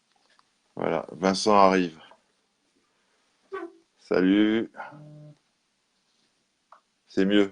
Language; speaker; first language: French; native; French